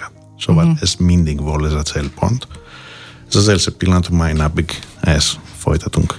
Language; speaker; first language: Hungarian; non-native, fluent; Greek